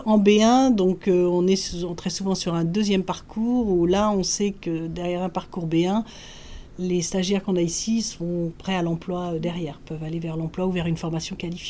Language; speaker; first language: French; native; French